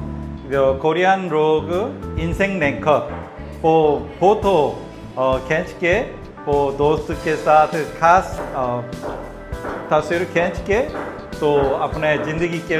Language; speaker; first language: Hindi; non-native, learner; Korean